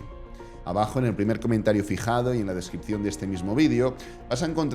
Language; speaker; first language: Spanish; native; Spanish